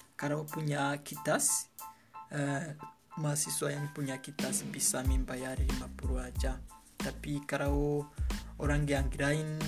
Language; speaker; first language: Indonesian; non-native, learner; Kinyarwanda